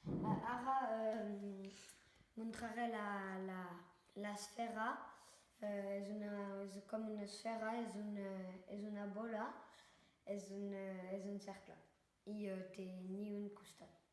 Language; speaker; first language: Catalan; non-native, local second language; French